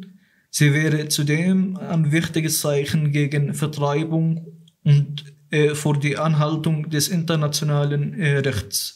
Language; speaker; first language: German; non-native, fluent; Arabic